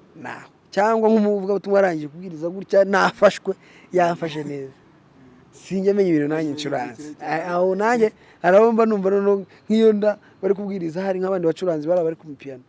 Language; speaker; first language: Kinyarwanda; early bilingual, other home language; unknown